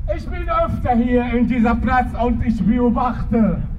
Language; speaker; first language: German; non-native, learner; Arabic